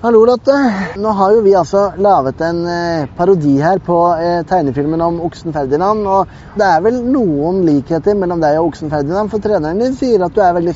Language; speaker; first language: Norwegian; native; Norwegian